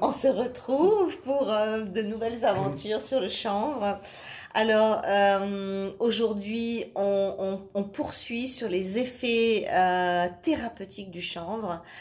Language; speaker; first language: French; native; French